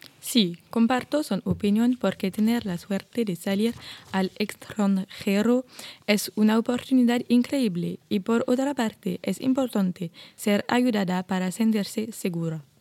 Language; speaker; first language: Spanish; non-native, learner; French